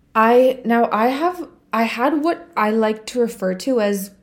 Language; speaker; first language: English; non-native, fluent; Bulgarian